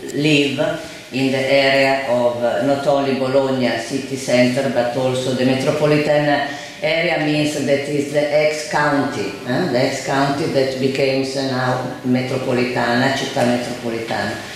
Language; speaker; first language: English; non-native, fluent; Italian